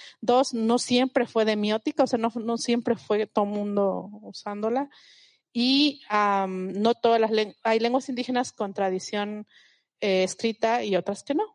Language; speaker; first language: Spanish; non-native, local second language; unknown